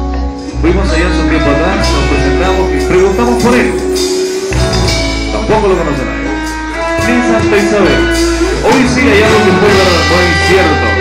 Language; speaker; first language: Spanish; native; Spanish